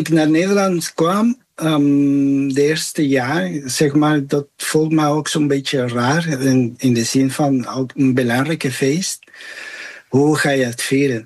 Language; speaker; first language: Dutch; non-native, fluent; Spanish